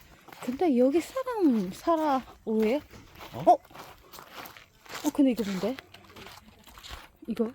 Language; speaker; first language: Korean; non-native, learner; Bangla